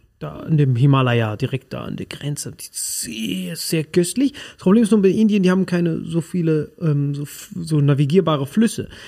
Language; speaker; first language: German; non-native, fluent; Spanish